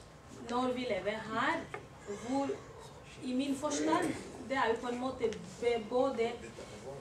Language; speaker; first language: Norwegian; non-native, learner; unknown